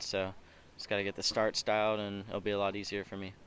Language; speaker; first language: English; native; English